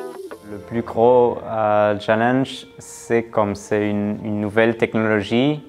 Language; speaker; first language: French; non-native, fluent; German